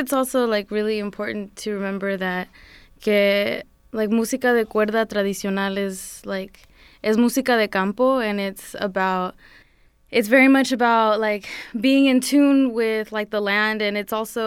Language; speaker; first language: English; native; English